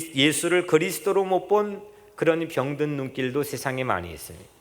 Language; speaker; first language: Korean; native; Korean